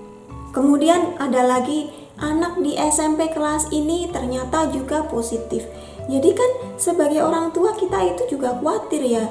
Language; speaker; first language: Indonesian; native; Indonesian